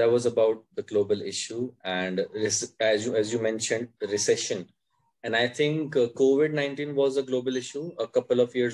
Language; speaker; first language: English; non-native, local second language; Hindi